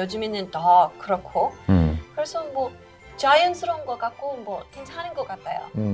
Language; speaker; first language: Korean; non-native, fluent; English